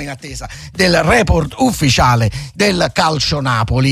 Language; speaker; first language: Italian; native; Italian